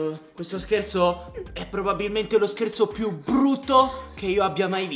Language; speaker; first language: Italian; native; Italian